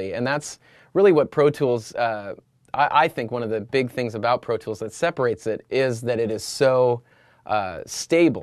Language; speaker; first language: English; native; English